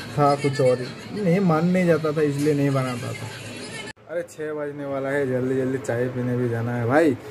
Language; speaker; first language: Hindi; non-native, local second language; Bangla